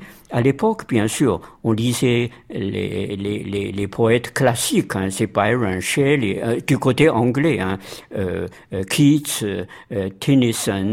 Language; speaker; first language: French; non-native, fluent; Chinese